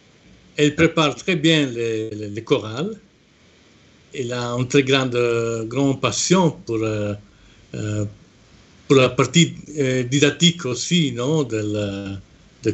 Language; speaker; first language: French; non-native, fluent; Italian